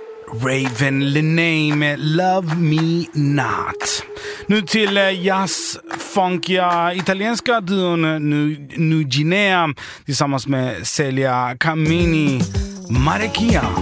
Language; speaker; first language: Swedish; native; Swedish